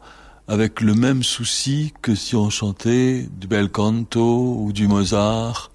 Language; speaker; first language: French; native; French